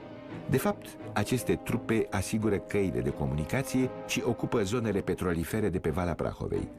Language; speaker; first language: Romanian; native; Romanian